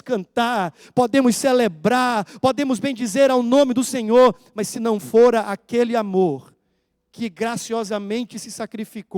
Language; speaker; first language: Portuguese; native; Portuguese